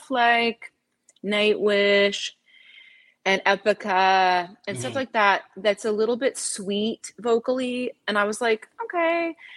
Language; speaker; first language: English; native; English